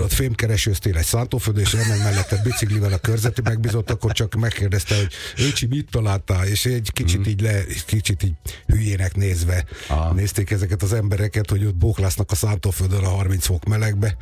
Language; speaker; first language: Hungarian; native; Hungarian